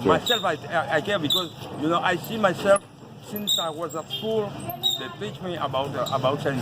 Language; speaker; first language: English; non-native, learner; Haitian Creole